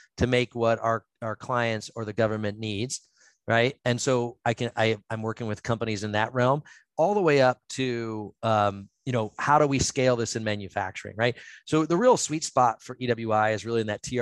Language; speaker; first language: English; native; English